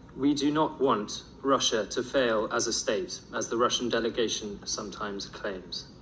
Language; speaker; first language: English; native; English